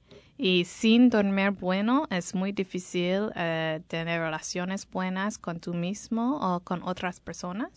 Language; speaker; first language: Spanish; non-native, learner; English